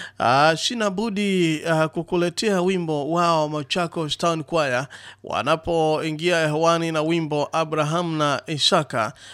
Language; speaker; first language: Swahili; non-native, local second language; Gusii